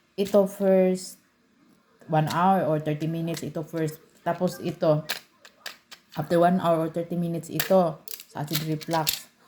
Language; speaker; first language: Filipino; non-native, local second language; Cebuano